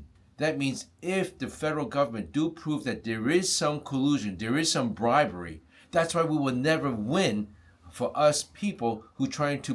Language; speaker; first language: English; non-native, fluent; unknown